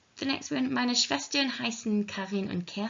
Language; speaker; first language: German; non-native, learner; English